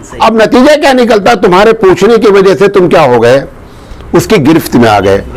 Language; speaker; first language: Urdu; native; Urdu